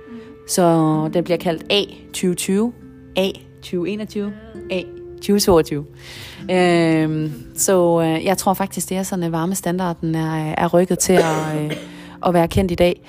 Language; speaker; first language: Danish; native; Danish